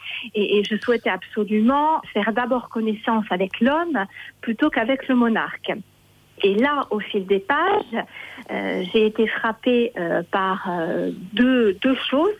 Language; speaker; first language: French; native; French